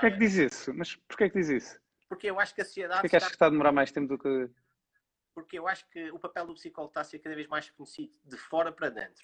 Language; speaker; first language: Portuguese; native; Portuguese